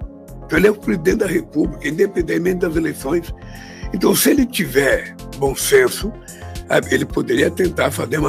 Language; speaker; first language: Portuguese; native; Portuguese